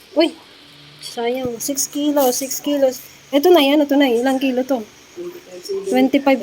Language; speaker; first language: Filipino; native; Filipino